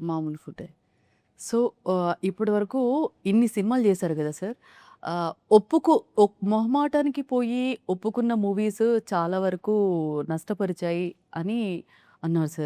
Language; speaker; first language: Telugu; native; Telugu